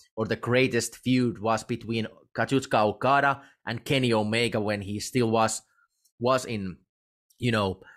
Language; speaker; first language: English; non-native, fluent; Finnish